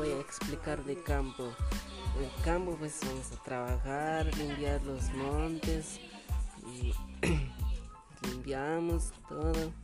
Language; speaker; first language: Spanish; non-native, local second language; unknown